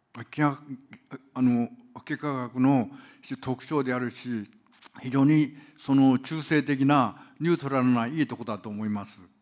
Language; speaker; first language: Japanese; non-native, fluent; Korean